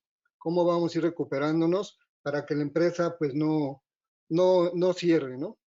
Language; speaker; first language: Spanish; native; Spanish